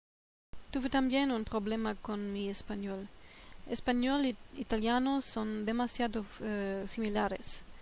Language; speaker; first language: Spanish; non-native, learner; German